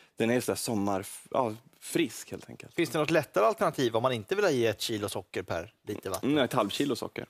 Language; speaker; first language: Swedish; native; Swedish